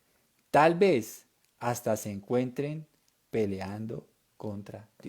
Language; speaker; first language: Spanish; native; Spanish